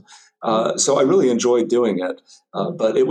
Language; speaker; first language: English; native; English